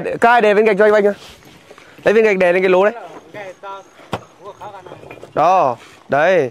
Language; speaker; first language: Vietnamese; native; Vietnamese